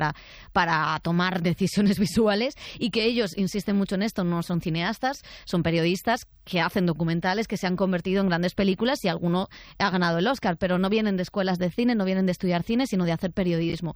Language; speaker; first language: Spanish; native; Spanish